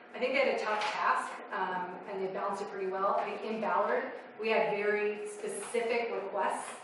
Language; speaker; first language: English; native; English